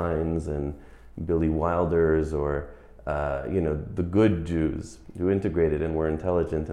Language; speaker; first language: English; native; English